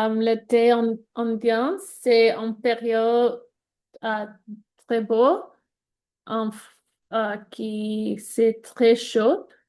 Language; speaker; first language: French; non-native, learner; Spanish